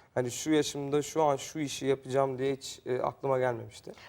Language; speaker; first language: Turkish; native; Turkish